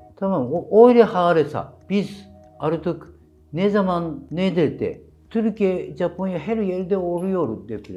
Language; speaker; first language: Turkish; non-native, fluent; Japanese